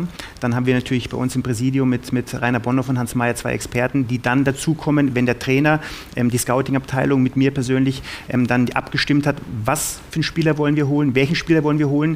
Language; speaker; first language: German; native; German